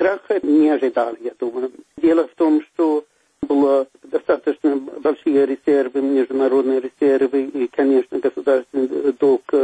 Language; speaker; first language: Russian; non-native, fluent; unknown